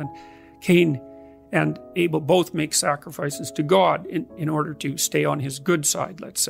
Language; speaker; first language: English; native; English